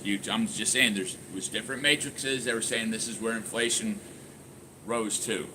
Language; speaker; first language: English; native; English